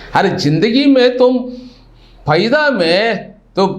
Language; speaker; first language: Hindi; non-native, local second language; Telugu